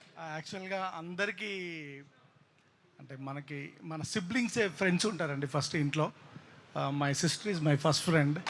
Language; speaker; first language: Telugu; native; Telugu